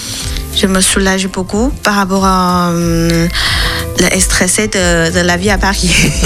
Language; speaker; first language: French; non-native, learner; Chinese